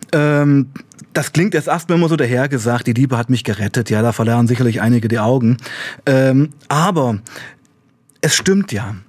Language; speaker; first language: German; native; German